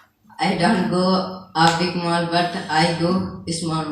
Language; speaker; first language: English; non-native, learner; Hindi